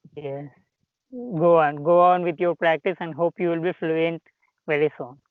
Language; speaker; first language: English; non-native, local second language; Telugu